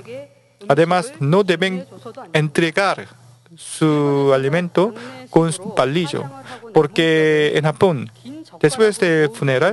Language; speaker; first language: Spanish; non-native, learner; Korean